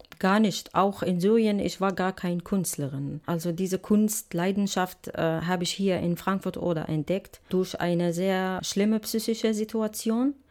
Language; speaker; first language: German; non-native, fluent; Arabic